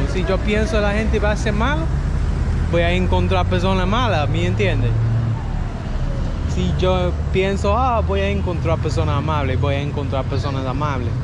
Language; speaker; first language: Spanish; non-native, learner; English